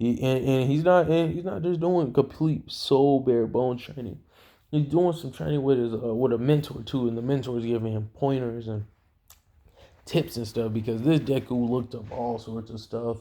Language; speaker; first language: English; native; English